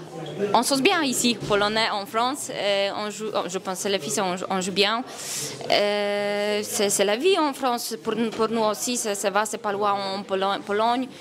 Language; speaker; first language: French; non-native, learner; Polish